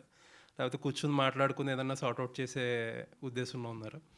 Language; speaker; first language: Telugu; native; Telugu